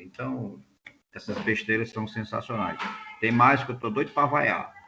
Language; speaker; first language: Portuguese; native; Portuguese